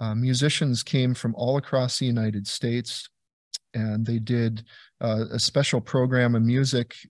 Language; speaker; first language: English; native; English